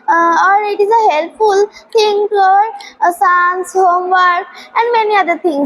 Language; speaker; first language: English; non-native, learner; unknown